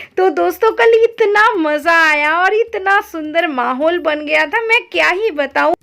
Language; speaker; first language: Hindi; non-native, local second language; Bangla